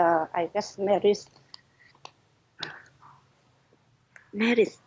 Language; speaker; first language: English; non-native, learner; Vietnamese